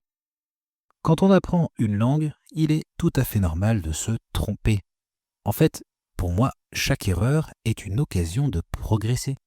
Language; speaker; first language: French; native; French